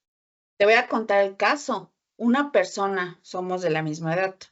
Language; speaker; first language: Spanish; native; Spanish